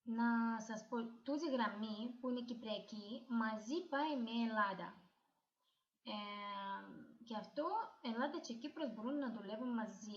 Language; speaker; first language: Greek; non-native, fluent; Ukrainian